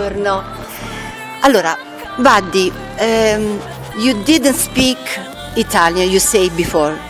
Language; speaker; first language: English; non-native, learner; Italian